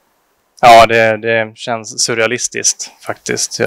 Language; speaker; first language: Swedish; native; Swedish